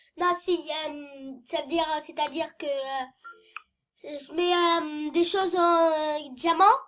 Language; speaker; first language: French; native; French